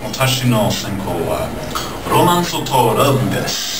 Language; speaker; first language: Japanese; non-native, learner; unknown